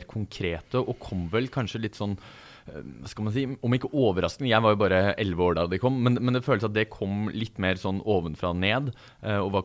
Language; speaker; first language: Norwegian; native; Norwegian